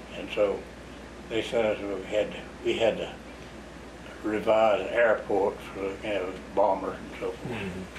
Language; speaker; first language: English; native; English